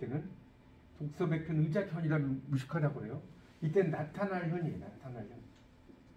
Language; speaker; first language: Korean; native; Korean